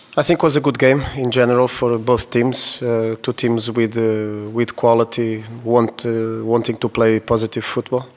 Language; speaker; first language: English; non-native, fluent; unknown